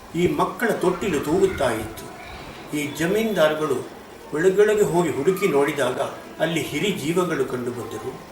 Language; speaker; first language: Kannada; non-native, local second language; Marathi